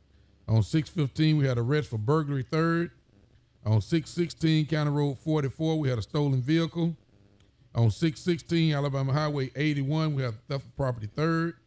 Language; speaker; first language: English; native; English